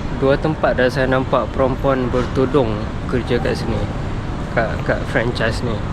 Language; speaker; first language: Malay; non-native, fluent; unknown